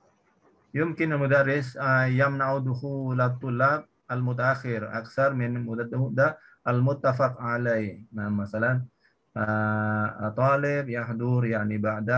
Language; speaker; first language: Arabic; non-native, learner; Indonesian